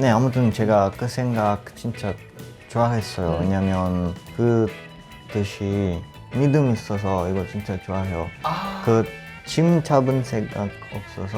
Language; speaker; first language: Korean; non-native, learner; Italian